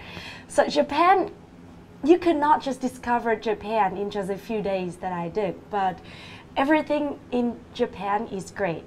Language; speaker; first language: English; non-native, fluent; Vietnamese